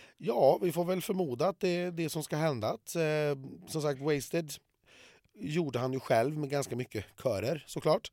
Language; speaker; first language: Swedish; native; Swedish